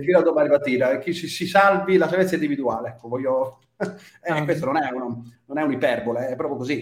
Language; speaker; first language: Italian; native; Italian